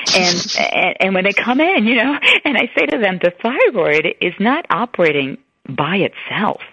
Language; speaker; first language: English; native; English